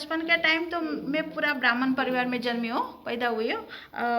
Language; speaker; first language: Hindi; early bilingual, heritage; Hindi